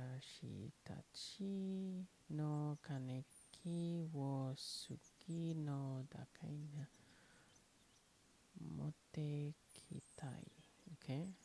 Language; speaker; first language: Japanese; non-native, learner; English